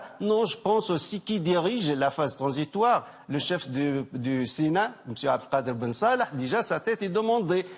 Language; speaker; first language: French; non-native, local second language; Arabic